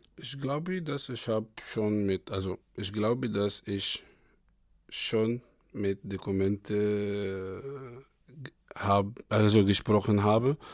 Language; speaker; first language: German; non-native, learner; Arabic